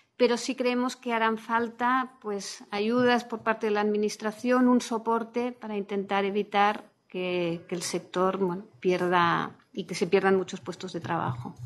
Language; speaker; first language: Spanish; non-native, local second language; Catalan